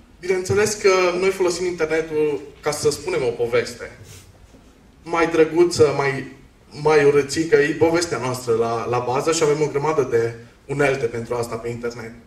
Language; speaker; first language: Romanian; non-native, local second language; Hungarian